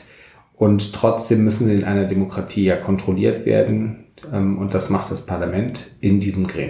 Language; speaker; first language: German; native; German